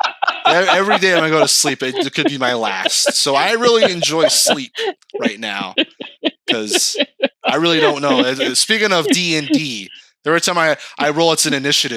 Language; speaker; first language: English; native; English